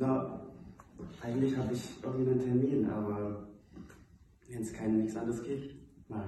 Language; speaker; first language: German; non-native, fluent; Indonesian